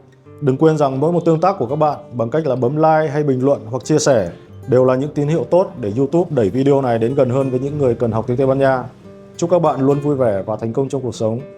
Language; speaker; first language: Vietnamese; native; Vietnamese